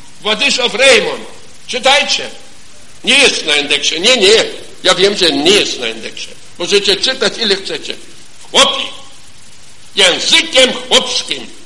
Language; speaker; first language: Polish; non-native, fluent; German